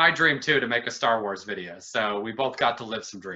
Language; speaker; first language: English; native; English